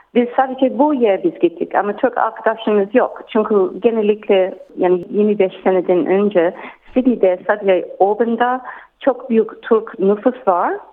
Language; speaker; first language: Turkish; non-native, learner; English